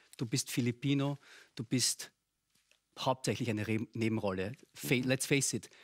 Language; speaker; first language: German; early bilingual, other home language; Filipino